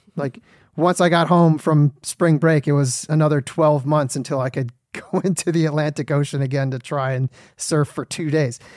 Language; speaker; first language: English; native; English